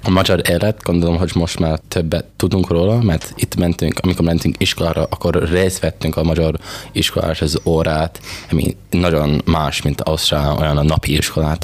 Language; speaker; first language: Hungarian; early bilingual, heritage; English